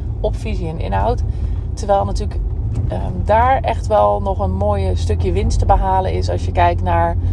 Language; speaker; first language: Dutch; native; Dutch